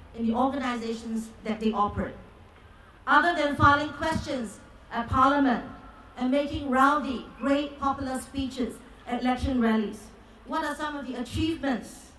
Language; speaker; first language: English; non-native, local second language; Chinese